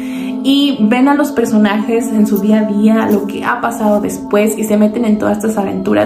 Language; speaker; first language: Spanish; native; Spanish